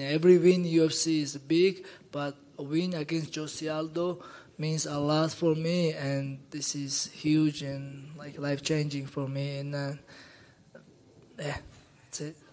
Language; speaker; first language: English; non-native, learner; Georgian